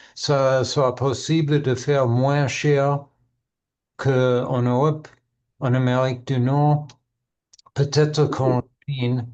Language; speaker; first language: French; non-native, learner; English